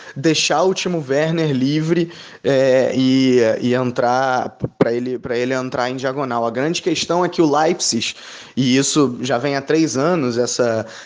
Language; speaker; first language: Portuguese; native; Portuguese